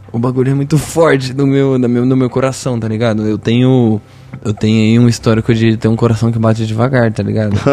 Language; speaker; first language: Portuguese; native; Portuguese